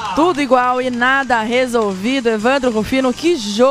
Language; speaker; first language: Portuguese; native; Portuguese